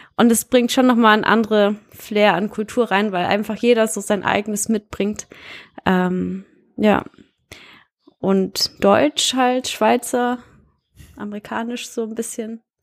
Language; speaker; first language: German; early bilingual, heritage; German